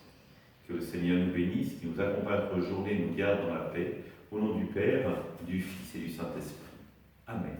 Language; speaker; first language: French; native; French